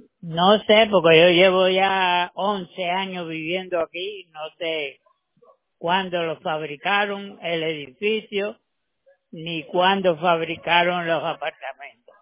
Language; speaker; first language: Spanish; native; Spanish